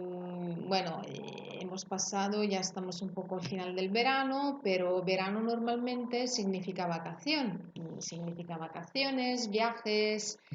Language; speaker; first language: Spanish; non-native, fluent; Italian